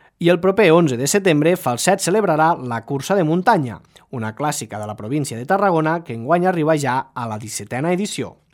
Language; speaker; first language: Catalan; native; Catalan